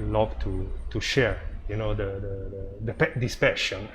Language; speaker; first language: English; non-native, fluent; Italian